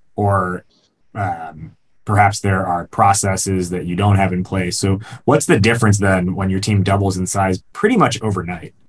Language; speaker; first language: English; native; English